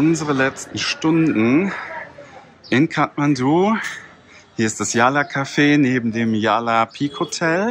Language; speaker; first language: German; native; German